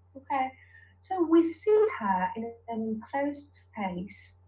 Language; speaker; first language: English; non-native, fluent; Persian